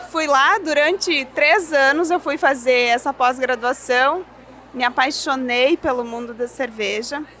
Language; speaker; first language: Portuguese; non-native, local second language; German